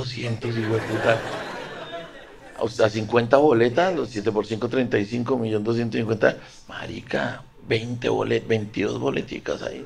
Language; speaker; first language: Spanish; native; Spanish